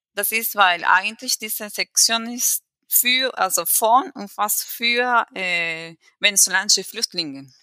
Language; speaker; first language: German; non-native, fluent; Spanish